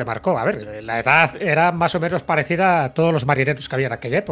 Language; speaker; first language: Spanish; native; Spanish